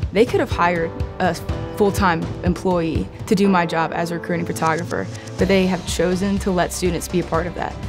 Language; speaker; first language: English; native; English